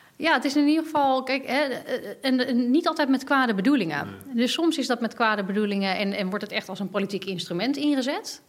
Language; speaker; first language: Dutch; native; Dutch